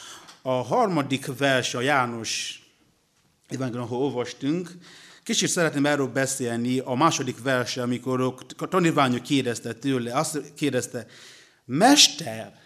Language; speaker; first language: Hungarian; non-native, learner; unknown